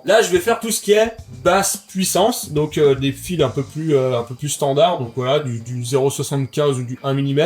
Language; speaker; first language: French; native; French